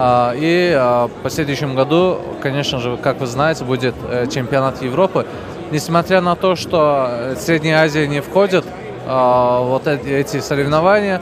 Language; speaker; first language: Russian; non-native, fluent; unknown